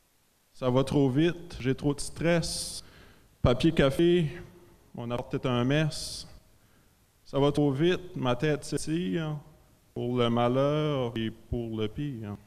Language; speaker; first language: French; native; French